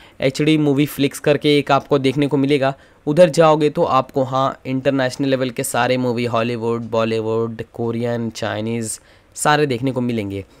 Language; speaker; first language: Hindi; native; Hindi